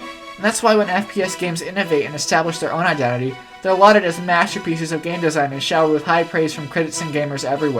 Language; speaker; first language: English; native; English